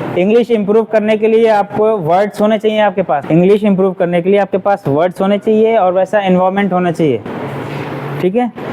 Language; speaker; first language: Hindi; native; Hindi